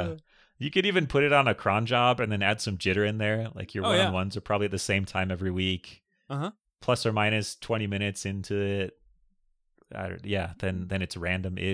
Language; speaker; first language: English; native; English